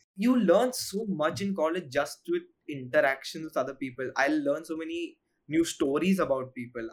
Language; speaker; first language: English; non-native, local second language; Hindi